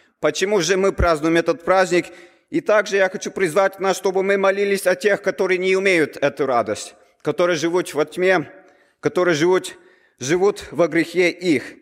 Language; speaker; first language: Russian; early bilingual, heritage; Russian